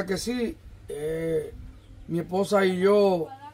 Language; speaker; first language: Spanish; native; Spanish